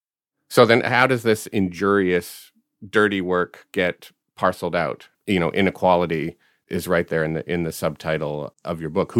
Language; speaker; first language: English; native; English